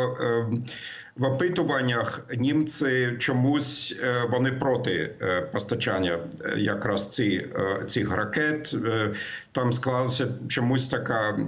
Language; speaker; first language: Ukrainian; non-native, fluent; German